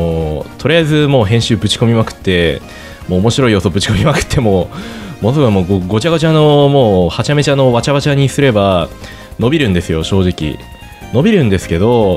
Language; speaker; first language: Japanese; native; Japanese